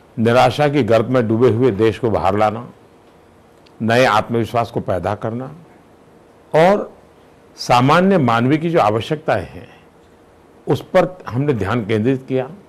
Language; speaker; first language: Hindi; non-native, local second language; Gujarati